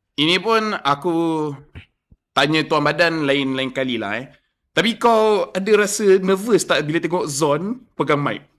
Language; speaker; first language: Malay; non-native, local second language; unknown